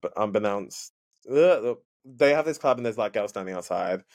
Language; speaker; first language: English; native; English